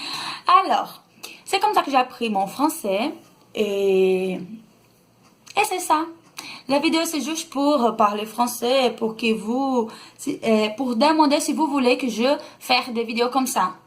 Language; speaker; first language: French; non-native, learner; Portuguese